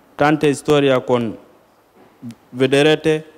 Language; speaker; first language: Italian; non-native, learner; Wolof